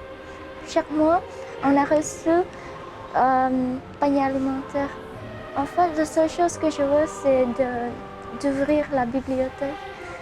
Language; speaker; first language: French; non-native, learner; Khmer